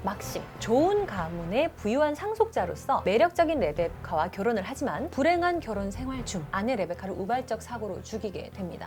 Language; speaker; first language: Korean; native; Korean